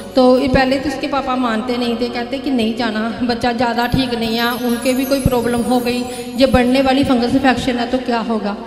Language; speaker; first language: Hindi; native; Hindi